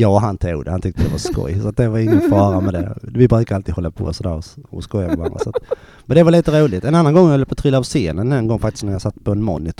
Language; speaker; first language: Swedish; native; Swedish